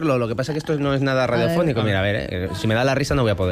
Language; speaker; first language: Spanish; native; Spanish